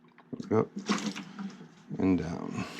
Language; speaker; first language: English; native; English